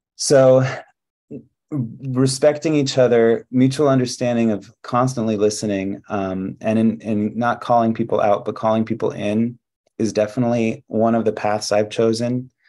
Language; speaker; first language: English; early bilingual, other home language; Hebrew